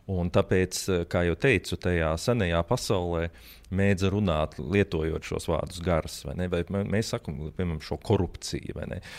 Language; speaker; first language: Latvian; native; Latvian